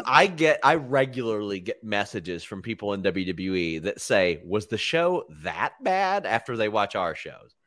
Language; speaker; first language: English; native; English